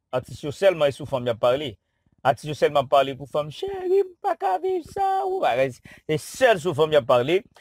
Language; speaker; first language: French; non-native, local second language; Haitian Creole